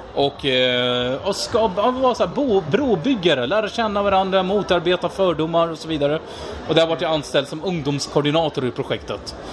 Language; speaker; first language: Swedish; non-native, fluent; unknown